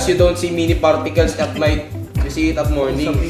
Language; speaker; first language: English; non-native, learner; Filipino